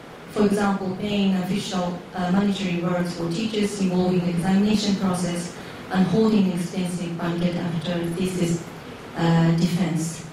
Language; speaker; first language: English; non-native, fluent; Japanese